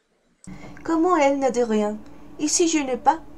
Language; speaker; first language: French; non-native, learner; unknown